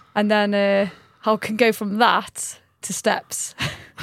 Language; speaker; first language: English; native; English